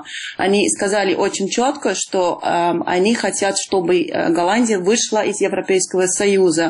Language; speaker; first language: Russian; non-native, fluent; Dutch